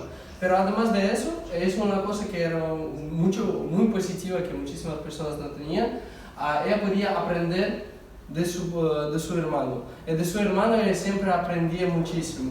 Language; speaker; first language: Spanish; non-native, fluent; Russian